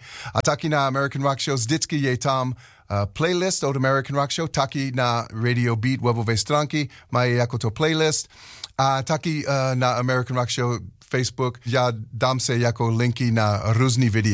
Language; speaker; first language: Czech; non-native, learner; English